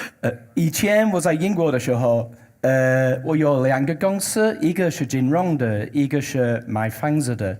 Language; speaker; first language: Chinese; non-native, learner; English